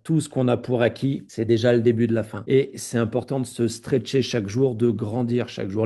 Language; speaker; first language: French; native; French